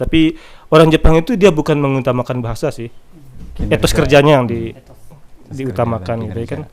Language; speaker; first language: Indonesian; native; Indonesian